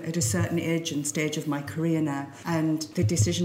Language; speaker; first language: English; native; English